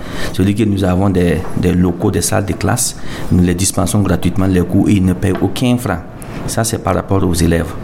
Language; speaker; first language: French; non-native, local second language; Mossi